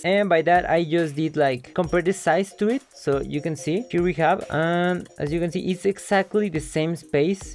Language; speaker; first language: English; non-native, local second language; Spanish